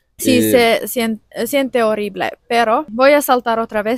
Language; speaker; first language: Spanish; non-native, learner; Finnish